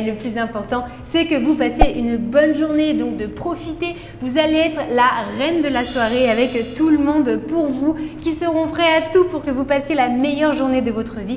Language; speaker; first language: French; native; French